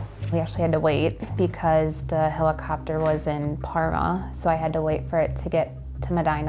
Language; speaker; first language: English; native; English